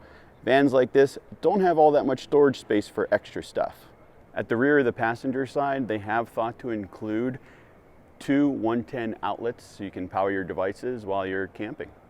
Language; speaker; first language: English; native; English